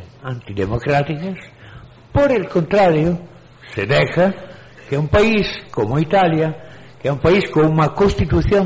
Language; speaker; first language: Spanish; non-native, fluent; Italian